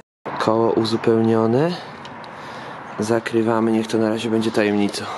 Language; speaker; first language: Polish; native; Polish